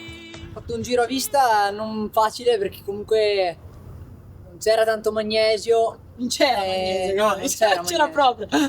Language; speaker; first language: Italian; native; Italian